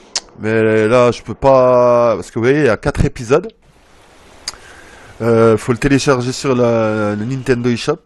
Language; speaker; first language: French; native; French